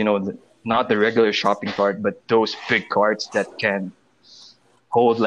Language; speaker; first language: English; non-native, local second language; Filipino